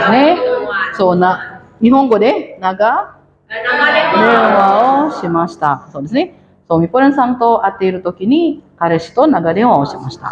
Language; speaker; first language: Japanese; non-native, fluent; Indonesian